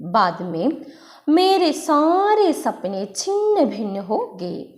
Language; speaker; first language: Hindi; non-native, local second language; Malayalam